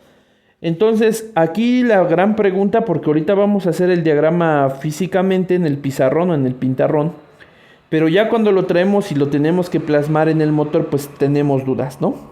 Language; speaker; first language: Spanish; native; Spanish